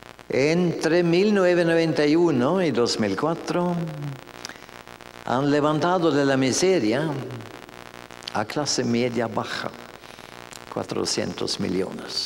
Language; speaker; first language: Spanish; non-native, fluent; Norwegian